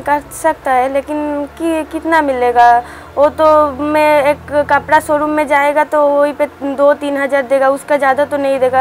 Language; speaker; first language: Hindi; non-native, local second language; Bangla